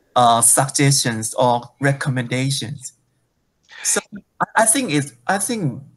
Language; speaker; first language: English; non-native, fluent; Thai